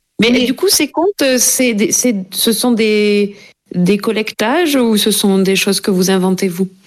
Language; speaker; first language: French; native; French